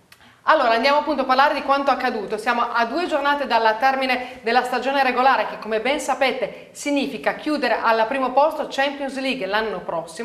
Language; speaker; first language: Italian; native; Italian